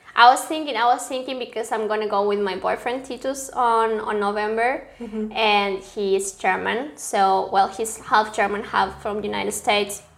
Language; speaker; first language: English; non-native, fluent; Spanish